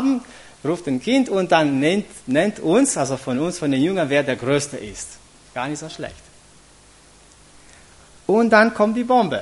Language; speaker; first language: German; non-native, fluent; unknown